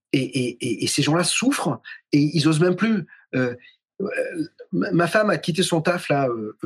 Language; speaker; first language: French; native; French